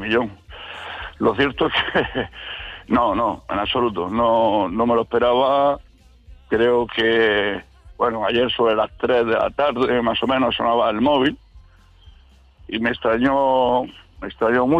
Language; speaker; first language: Spanish; native; Spanish